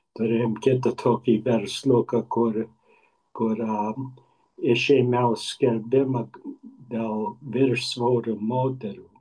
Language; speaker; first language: Lithuanian; early bilingual, heritage; Lithuanian